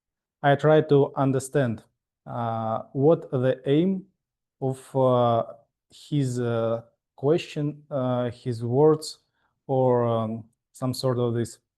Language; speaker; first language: English; non-native, fluent; Russian